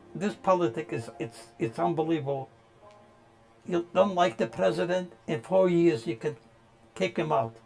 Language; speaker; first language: English; non-native, fluent; Polish